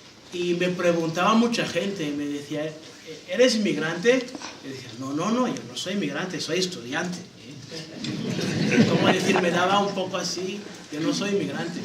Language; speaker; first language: Spanish; non-native, fluent; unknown